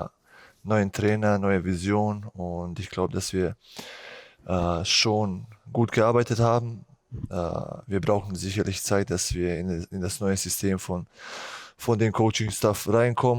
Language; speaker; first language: German; non-native, fluent; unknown